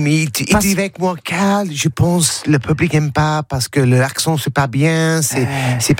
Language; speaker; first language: French; non-native, learner; English